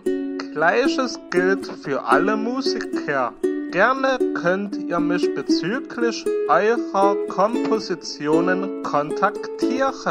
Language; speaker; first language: German; native; German